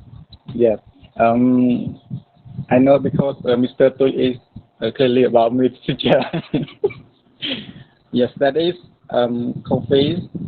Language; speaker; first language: English; non-native, learner; Khmer